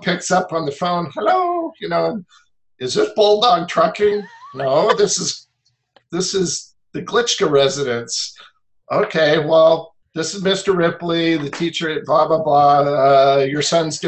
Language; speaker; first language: English; native; English